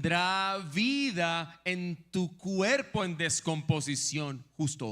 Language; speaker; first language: Spanish; native; Spanish